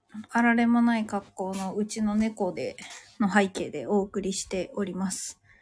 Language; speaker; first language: Japanese; native; Japanese